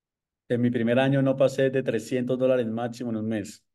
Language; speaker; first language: Spanish; native; Spanish